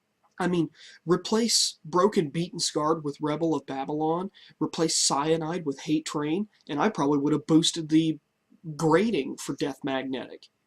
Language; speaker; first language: English; native; English